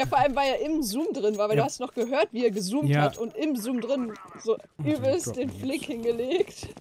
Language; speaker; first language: German; native; German